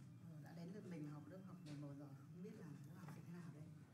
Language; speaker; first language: Vietnamese; native; Vietnamese